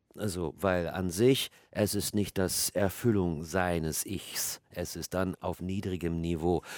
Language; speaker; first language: German; non-native, fluent; English